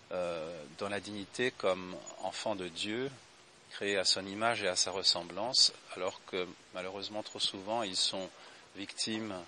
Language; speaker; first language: French; native; French